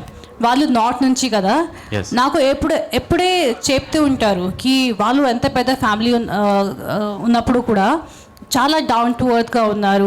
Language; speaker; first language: Telugu; non-native, learner; Hindi